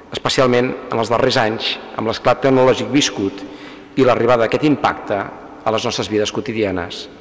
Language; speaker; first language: Catalan; native; Catalan